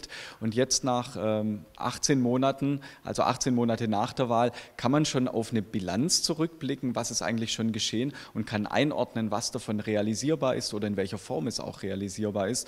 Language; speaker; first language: German; native; German